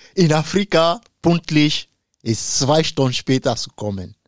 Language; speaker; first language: German; non-native, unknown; Dyula